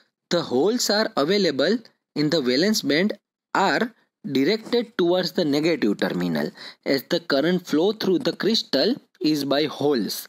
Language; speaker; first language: English; non-native, local second language; Gujarati